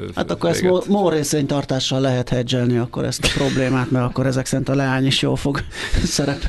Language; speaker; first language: Hungarian; native; Hungarian